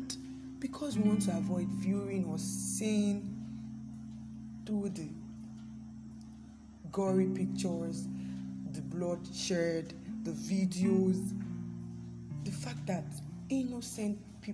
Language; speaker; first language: English; non-native, local second language; Yoruba